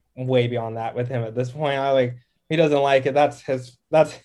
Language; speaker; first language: English; native; English